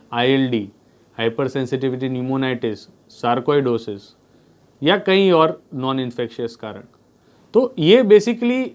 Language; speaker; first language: Hindi; non-native, local second language; Gujarati